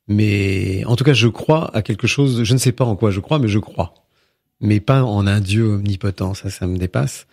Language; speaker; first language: French; native; French